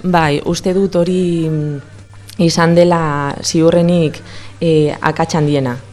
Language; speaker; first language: Basque; non-native, local second language; Spanish